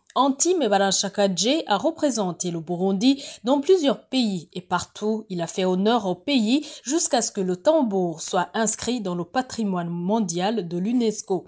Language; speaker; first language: French; non-native, local second language; Rundi